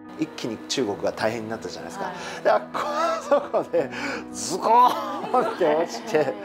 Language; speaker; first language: Japanese; native; Japanese